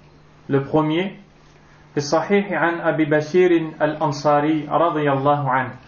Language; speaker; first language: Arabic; non-native, fluent; French